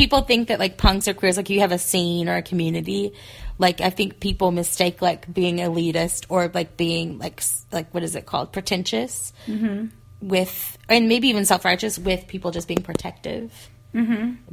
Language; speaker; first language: English; native; English